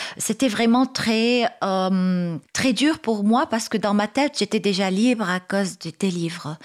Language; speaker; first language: French; non-native, local second language; Arabic